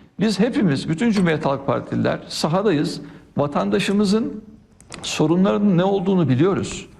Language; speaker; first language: Turkish; native; Turkish